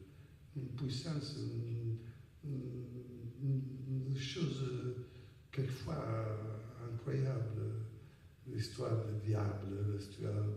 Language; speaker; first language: French; non-native, fluent; Italian